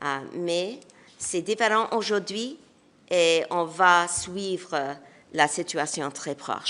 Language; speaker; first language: French; non-native, local second language; English